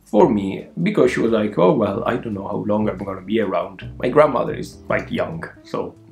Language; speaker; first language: English; non-native, fluent; Italian